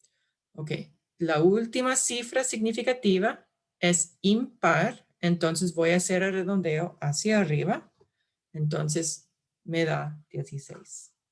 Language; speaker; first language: Spanish; non-native, fluent; English